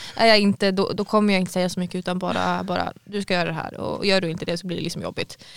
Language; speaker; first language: Swedish; native; Swedish